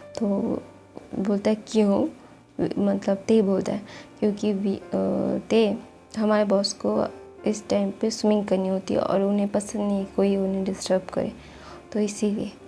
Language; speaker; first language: Hindi; non-native, local second language; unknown